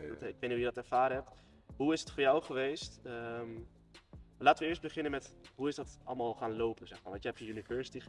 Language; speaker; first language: Dutch; native; Dutch